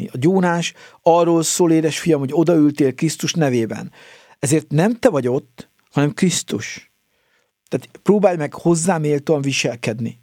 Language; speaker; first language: Hungarian; native; Hungarian